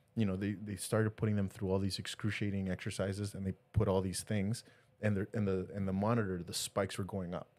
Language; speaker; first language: English; early bilingual, other home language; Spanish